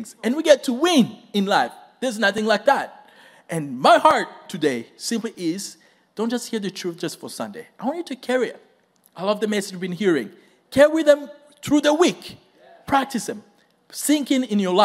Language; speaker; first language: English; non-native, local second language; Kinyarwanda